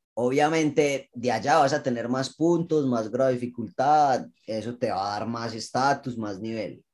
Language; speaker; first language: Spanish; native; Spanish